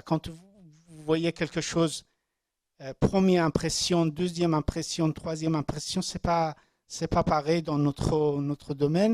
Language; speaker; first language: French; non-native, learner; Persian